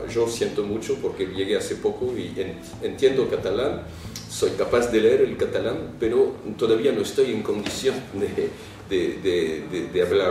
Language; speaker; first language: Spanish; non-native, fluent; French